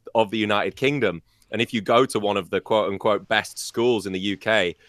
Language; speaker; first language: English; native; English